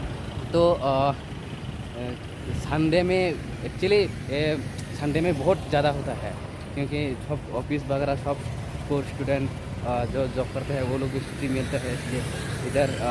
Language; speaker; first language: Hindi; non-native, local second language; Kok Borok